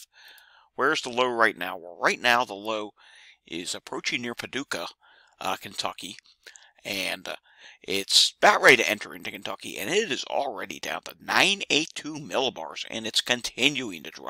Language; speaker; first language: English; native; English